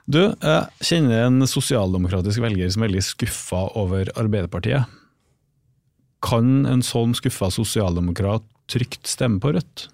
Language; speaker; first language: Norwegian; native; Norwegian